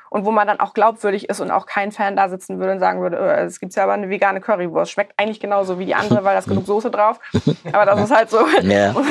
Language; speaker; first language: German; native; German